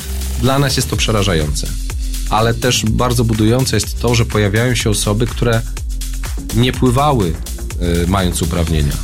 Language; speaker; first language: Polish; native; Polish